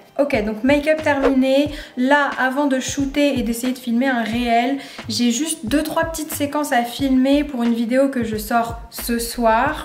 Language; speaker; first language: French; native; French